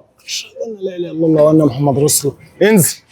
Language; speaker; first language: Arabic; native; Arabic